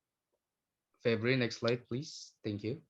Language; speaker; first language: English; non-native, learner; Indonesian